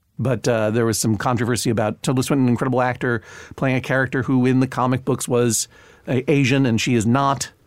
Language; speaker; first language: English; native; English